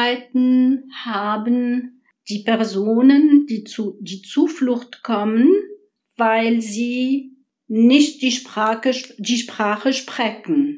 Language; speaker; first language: German; non-native, fluent; Arabic